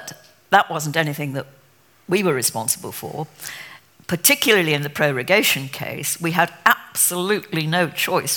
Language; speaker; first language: English; native; English